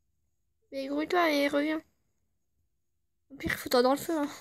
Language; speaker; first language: French; native; French